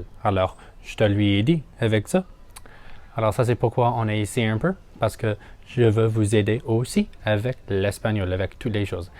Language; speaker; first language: French; non-native, learner; English